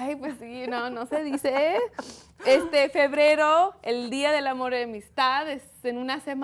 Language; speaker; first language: Spanish; early bilingual, heritage; Spanish